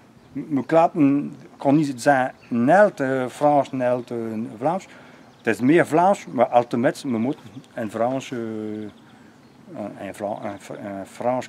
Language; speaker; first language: Dutch; non-native, local second language; French